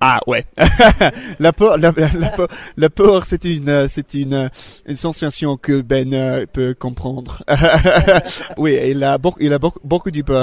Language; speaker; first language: French; non-native, fluent; English